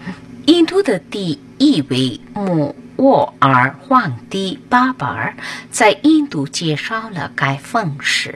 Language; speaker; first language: Chinese; non-native, learner; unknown